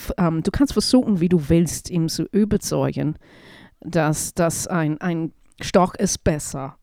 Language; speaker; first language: German; non-native, fluent; English